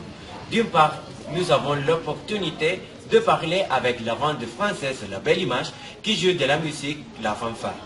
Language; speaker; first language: French; non-native, learner; Spanish